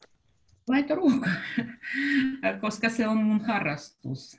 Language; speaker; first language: Finnish; non-native, learner; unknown